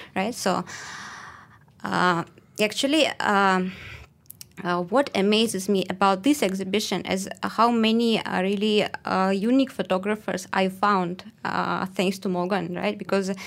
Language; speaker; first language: English; non-native, fluent; Russian